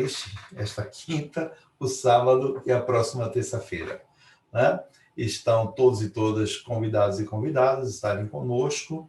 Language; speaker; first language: Portuguese; native; Portuguese